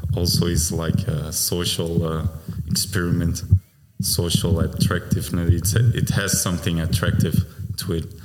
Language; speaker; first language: English; non-native, fluent; Dutch